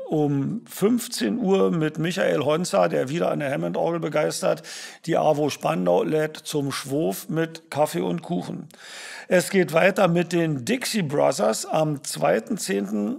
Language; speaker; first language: German; native; German